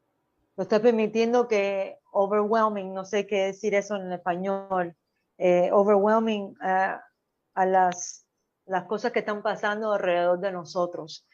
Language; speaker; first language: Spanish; early bilingual, other home language; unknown